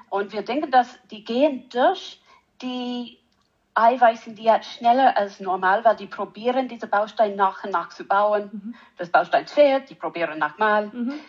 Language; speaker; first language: German; non-native, learner; English